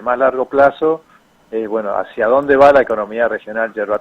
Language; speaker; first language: Spanish; native; Spanish